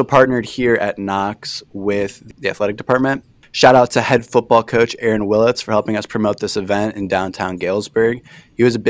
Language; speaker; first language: English; native; English